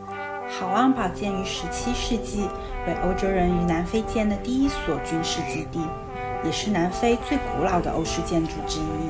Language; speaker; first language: Chinese; native; Chinese